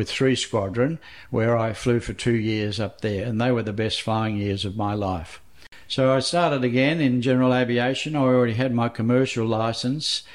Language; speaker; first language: English; native; English